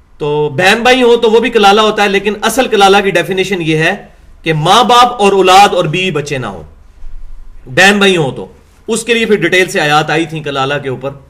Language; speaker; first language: Urdu; non-native, local second language; Punjabi